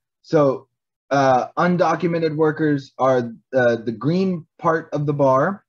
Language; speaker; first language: English; native; English